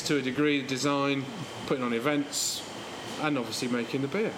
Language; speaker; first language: English; native; English